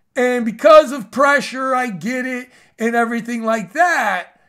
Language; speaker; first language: English; native; English